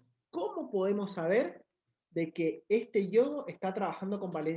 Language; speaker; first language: Spanish; native; Spanish